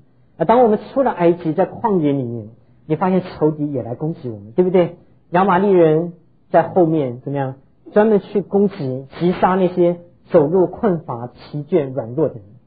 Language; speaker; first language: Chinese; native; Chinese